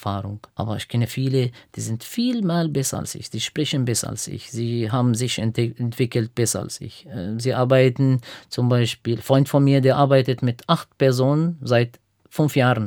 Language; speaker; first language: German; non-native, fluent; Arabic